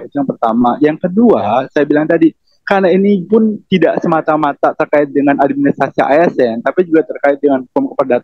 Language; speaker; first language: Indonesian; native; Indonesian